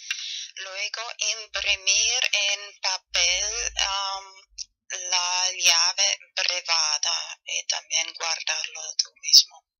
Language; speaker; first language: Spanish; non-native, fluent; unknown